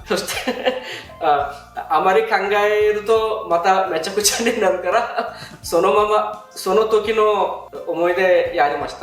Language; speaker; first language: Japanese; non-native, fluent; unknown